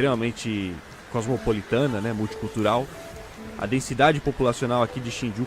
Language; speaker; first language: Portuguese; native; Portuguese